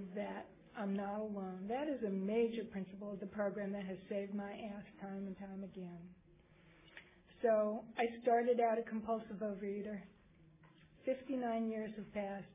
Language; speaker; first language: English; native; English